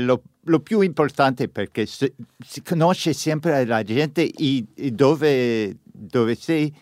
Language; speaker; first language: Italian; non-native, learner; English